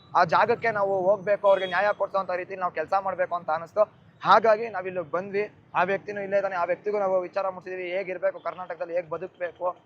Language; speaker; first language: Kannada; native; Kannada